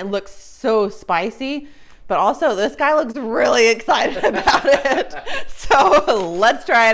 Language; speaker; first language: English; native; English